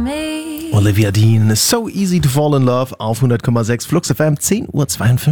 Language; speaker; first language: German; native; German